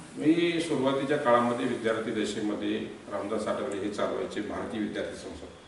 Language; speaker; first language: Marathi; native; Marathi